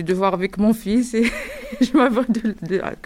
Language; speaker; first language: French; non-native, learner; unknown